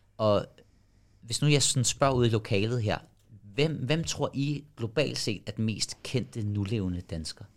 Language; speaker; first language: Danish; early bilingual, other home language; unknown